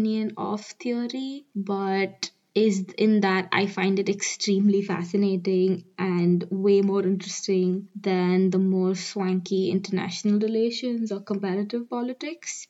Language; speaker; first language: English; non-native, local second language; Hindi